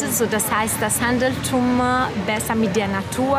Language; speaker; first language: German; non-native, fluent; Italian